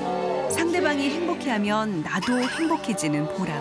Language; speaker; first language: Korean; native; Korean